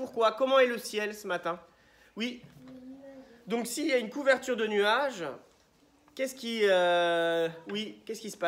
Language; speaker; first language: French; native; French